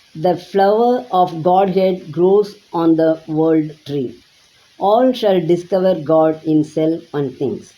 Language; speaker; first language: English; non-native, local second language; Tamil